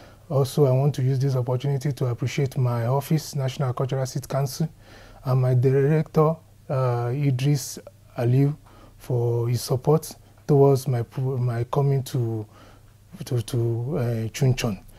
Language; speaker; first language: English; non-native, local second language; Yoruba